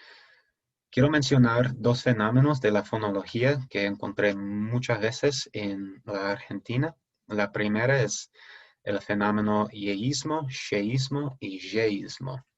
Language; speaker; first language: Spanish; non-native, fluent; English